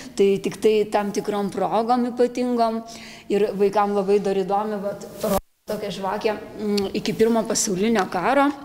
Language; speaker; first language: Lithuanian; native; Lithuanian